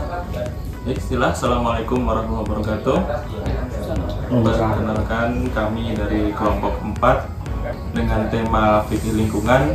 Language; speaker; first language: Indonesian; native; Indonesian